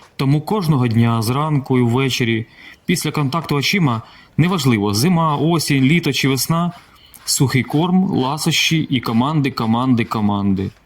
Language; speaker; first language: Ukrainian; non-native, local second language; Russian